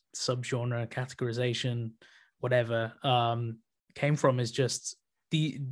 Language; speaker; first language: English; native; English